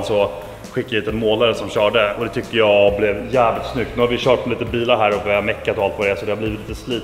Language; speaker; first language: Swedish; native; Swedish